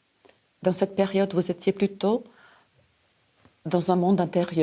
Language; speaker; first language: French; non-native, fluent; Serbian